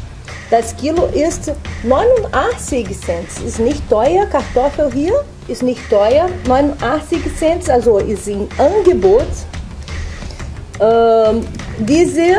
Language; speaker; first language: German; non-native, learner; Portuguese